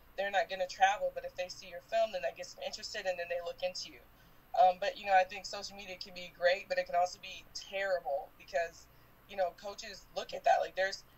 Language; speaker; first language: English; native; English